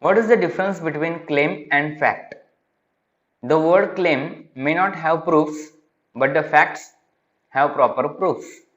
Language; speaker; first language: English; non-native, local second language; Marathi